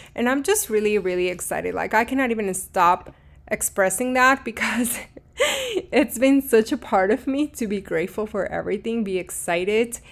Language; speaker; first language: English; early bilingual, other home language; Spanish